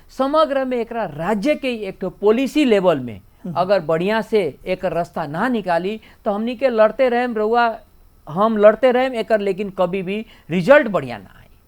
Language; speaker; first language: Bhojpuri; native; Bhojpuri